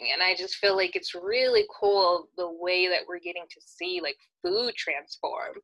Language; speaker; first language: English; native; English